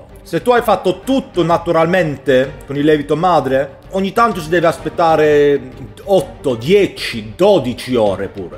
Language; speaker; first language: Italian; non-native, learner; Swedish